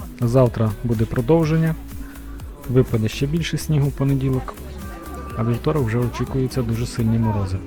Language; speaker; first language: Ukrainian; native; Ukrainian